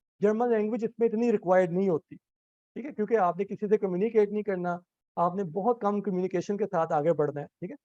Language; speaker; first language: Urdu; native; Urdu